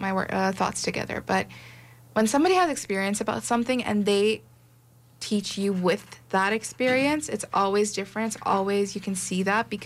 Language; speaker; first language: English; non-native, local second language; Urdu